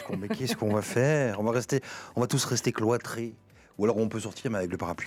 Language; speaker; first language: French; native; French